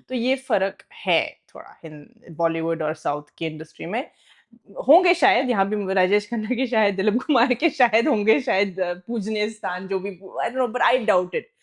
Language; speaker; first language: Hindi; non-native, fluent; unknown